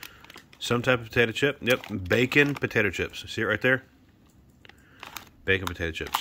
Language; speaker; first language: English; native; English